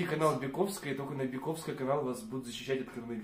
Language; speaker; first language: Russian; native; Russian